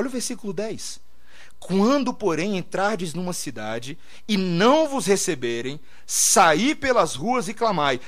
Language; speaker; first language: Portuguese; native; Portuguese